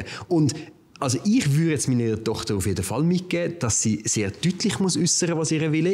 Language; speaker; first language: German; native; German